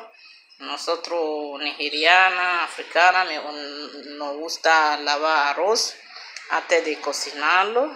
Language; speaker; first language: Spanish; non-native, learner; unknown